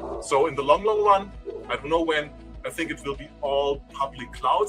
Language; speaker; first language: English; non-native, fluent; German